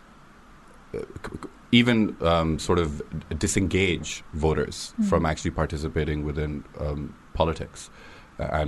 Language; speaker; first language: English; non-native, local second language; Urdu